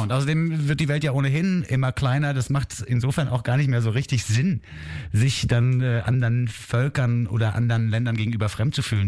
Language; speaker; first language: German; native; German